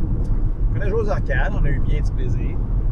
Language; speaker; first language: French; native; French